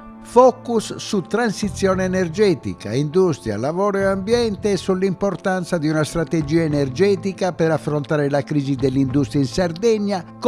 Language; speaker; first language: Italian; native; Italian